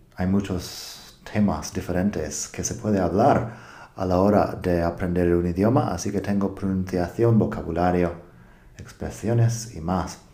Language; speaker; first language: Spanish; non-native, fluent; English